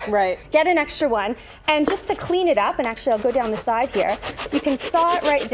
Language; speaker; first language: English; native; English